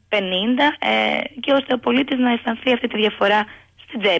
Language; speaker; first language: Greek; native; Greek